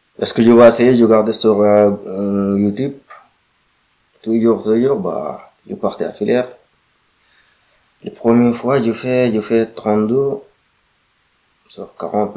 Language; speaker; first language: French; non-native, learner; Arabic